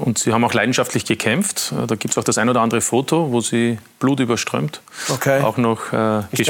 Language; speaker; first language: German; native; German